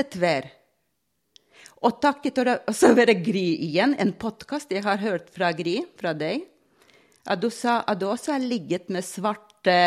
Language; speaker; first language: Norwegian; non-native, fluent; Latvian